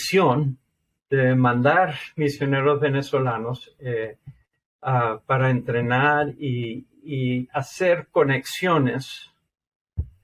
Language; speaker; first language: Spanish; non-native, fluent; English